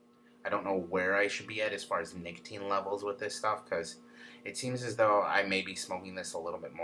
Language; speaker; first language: English; native; English